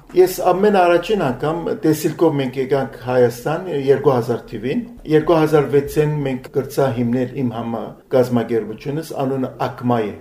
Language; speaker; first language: Armenian; early bilingual, heritage; Armenian